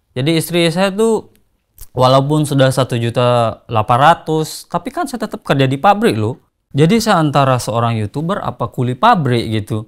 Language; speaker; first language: Indonesian; non-native, local second language; Sasak